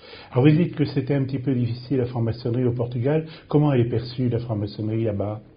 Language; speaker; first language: French; native; French